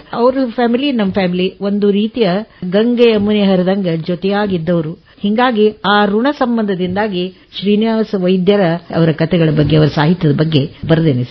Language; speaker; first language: Kannada; native; Kannada